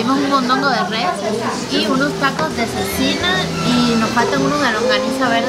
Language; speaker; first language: Spanish; native; Spanish